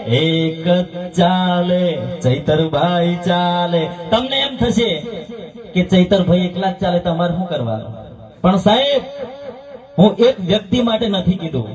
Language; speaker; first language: Gujarati; non-native, local second language; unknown